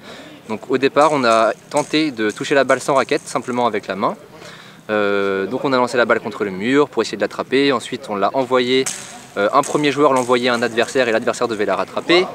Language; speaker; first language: French; native; French